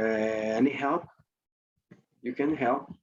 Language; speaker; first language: English; non-native, fluent; Spanish